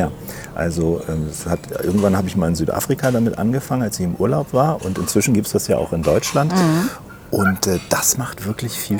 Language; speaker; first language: German; native; German